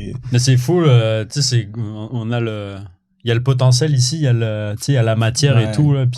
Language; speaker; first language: French; native; French